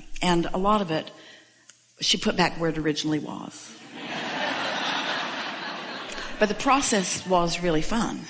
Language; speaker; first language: English; native; English